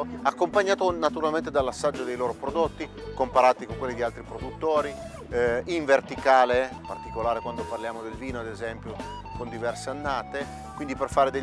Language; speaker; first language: Italian; native; Italian